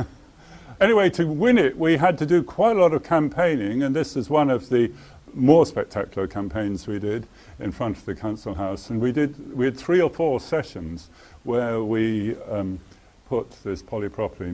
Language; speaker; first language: English; native; English